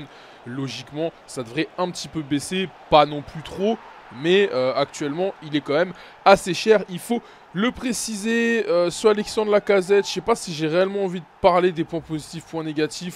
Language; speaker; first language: French; native; French